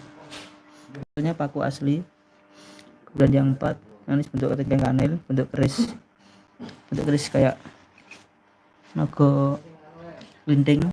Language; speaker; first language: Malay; non-native, local second language; Javanese